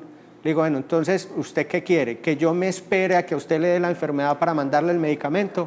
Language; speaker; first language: Spanish; native; Spanish